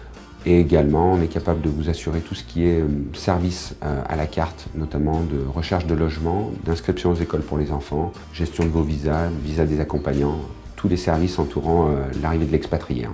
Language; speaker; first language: French; native; French